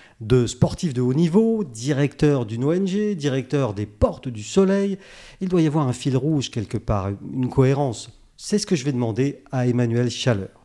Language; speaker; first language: French; native; French